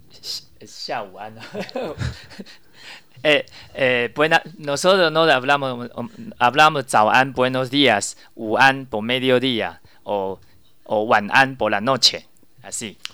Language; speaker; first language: Spanish; non-native, learner; Chinese